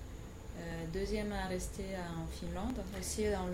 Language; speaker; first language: French; non-native, fluent; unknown